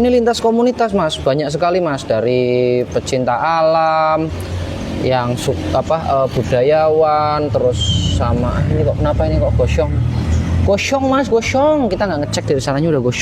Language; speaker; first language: Indonesian; native; Indonesian